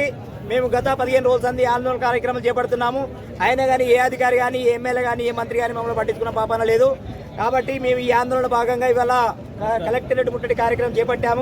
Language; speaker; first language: Telugu; native; Telugu